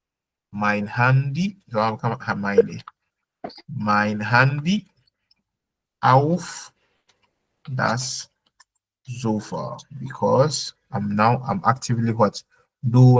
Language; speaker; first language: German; non-native, fluent; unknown